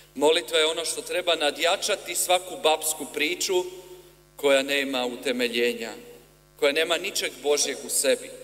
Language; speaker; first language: Croatian; native; Croatian